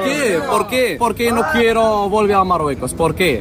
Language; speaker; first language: Spanish; non-native, learner; Arabic